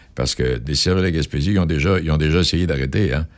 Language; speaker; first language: French; native; French